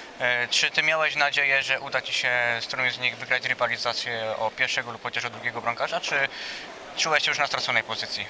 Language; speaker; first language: Polish; native; Polish